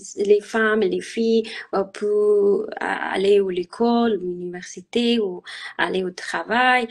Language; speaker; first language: French; non-native, learner; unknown